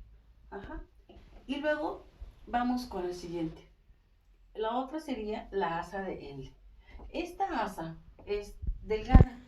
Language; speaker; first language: Spanish; native; Spanish